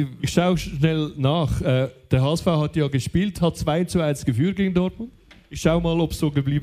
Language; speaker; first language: German; native; German